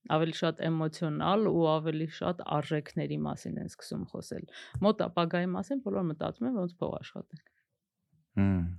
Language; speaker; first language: Armenian; native; Armenian